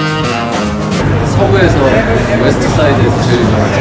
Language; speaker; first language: Korean; early bilingual, heritage; Korean